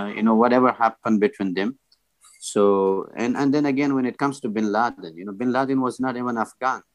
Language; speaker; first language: English; non-native, fluent; Persian